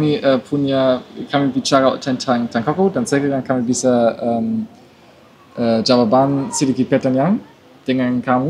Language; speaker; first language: Indonesian; non-native, learner; German